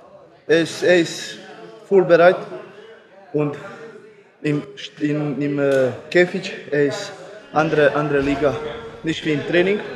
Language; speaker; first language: German; non-native, learner; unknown